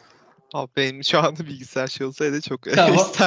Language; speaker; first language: Turkish; native; Turkish